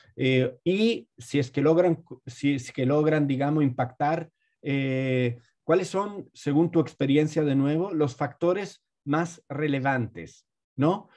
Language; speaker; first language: Spanish; native; Spanish